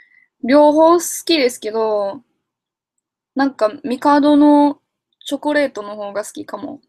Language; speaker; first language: Japanese; non-native, fluent; English